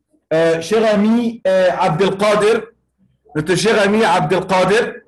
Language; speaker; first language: French; non-native, fluent; Arabic